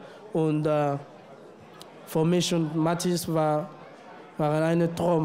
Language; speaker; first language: German; non-native, learner; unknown